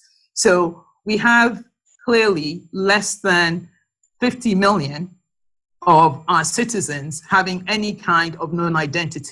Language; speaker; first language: English; non-native, local second language; Yoruba